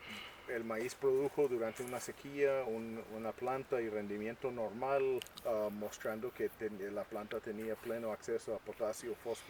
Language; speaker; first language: Spanish; native; Spanish